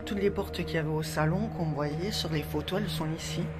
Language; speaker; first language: French; native; French